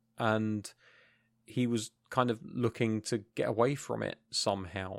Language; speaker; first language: English; native; English